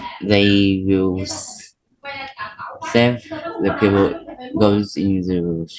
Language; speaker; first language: English; non-native, learner; Vietnamese